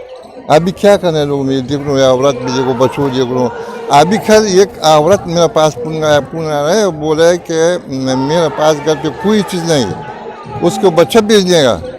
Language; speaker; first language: Hindi; non-native, learner; Persian